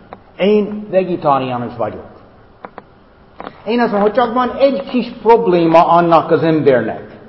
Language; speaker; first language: Hungarian; non-native, fluent; English